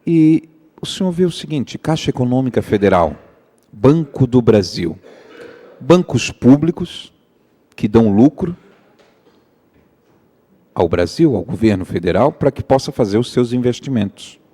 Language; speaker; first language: Portuguese; native; Portuguese